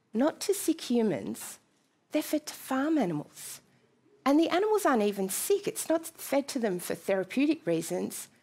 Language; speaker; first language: English; native; English